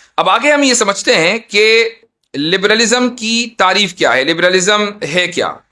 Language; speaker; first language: Urdu; native; Urdu